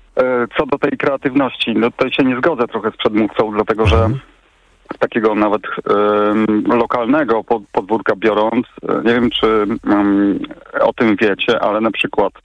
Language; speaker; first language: Polish; native; Polish